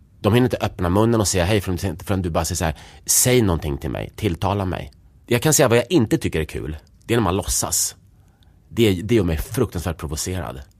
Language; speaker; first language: Swedish; early bilingual, other home language; Czech